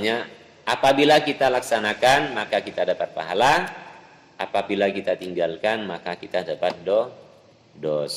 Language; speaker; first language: Indonesian; native; Indonesian